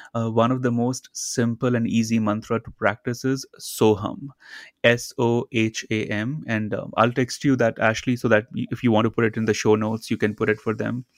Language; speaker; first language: English; non-native, local second language; Hindi